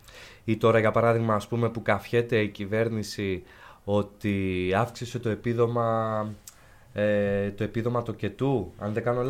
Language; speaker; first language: Greek; native; Greek